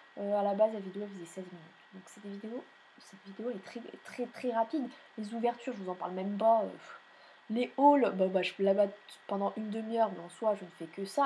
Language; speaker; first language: French; native; French